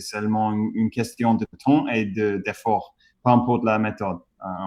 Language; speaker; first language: French; non-native, fluent; English